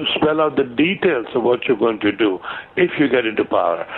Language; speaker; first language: English; non-native, local second language; Gujarati